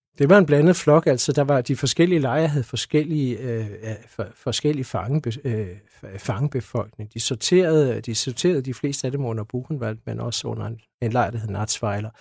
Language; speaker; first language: Danish; native; Danish